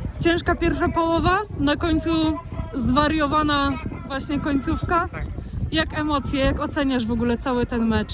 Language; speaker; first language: Polish; native; Polish